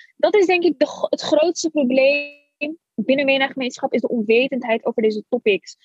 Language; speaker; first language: Dutch; early bilingual, other home language; Arabic